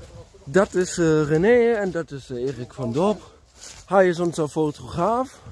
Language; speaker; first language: Dutch; non-native, learner; German